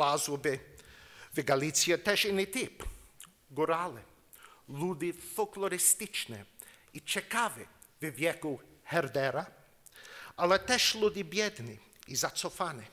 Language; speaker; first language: Polish; non-native, learner; English